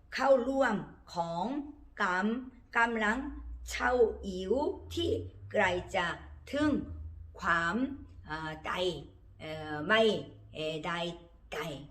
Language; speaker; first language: Thai; non-native, learner; Korean